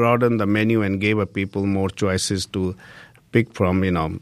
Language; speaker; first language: English; non-native, local second language; Hindi